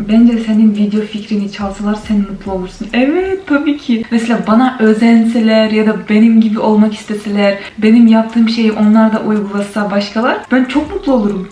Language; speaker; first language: Turkish; non-native, fluent; Kyrgyz